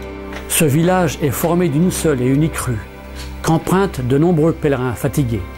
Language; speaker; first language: French; native; French